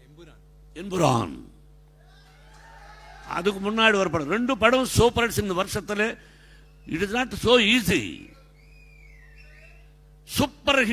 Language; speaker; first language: Tamil; non-native, learner; Telugu